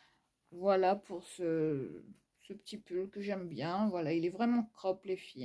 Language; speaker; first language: French; native; French